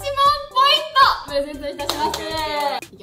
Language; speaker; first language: Japanese; native; Japanese